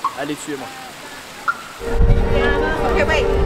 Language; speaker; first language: French; native; French